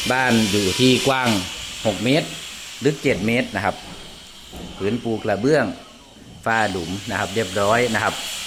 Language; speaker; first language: Thai; native; Thai